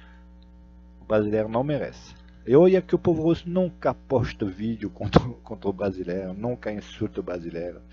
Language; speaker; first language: Portuguese; non-native, fluent; Russian